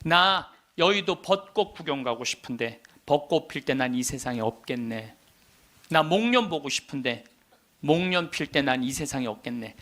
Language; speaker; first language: Korean; native; Korean